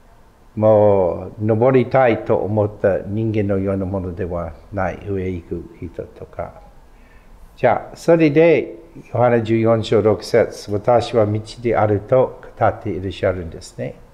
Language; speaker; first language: Japanese; non-native, fluent; English